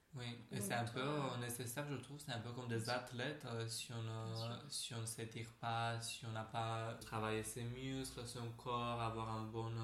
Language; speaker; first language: French; non-native, fluent; Romanian